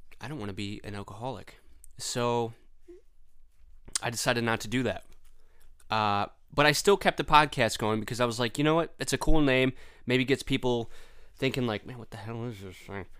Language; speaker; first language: English; native; English